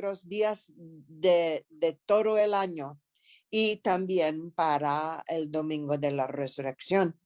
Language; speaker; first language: Spanish; non-native, fluent; English